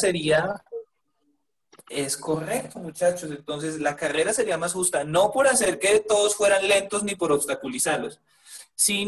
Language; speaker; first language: Spanish; native; Spanish